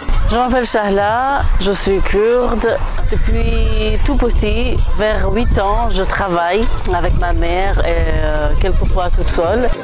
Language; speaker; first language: French; non-native, learner; Kurdish